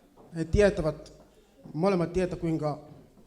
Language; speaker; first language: Finnish; early bilingual, other home language; Swahili